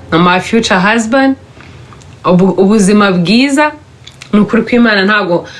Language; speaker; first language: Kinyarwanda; native; Kinyarwanda